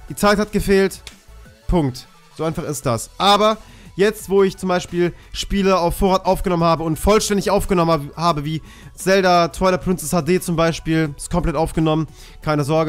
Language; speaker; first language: German; native; German